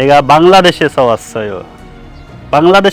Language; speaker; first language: Korean; non-native, learner; Bangla